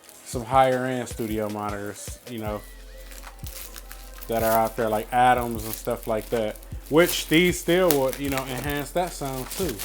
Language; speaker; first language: English; native; English